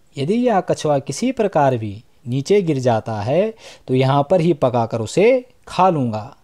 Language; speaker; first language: Hindi; native; Hindi